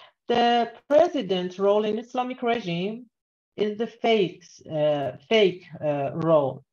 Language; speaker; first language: English; non-native, learner; Persian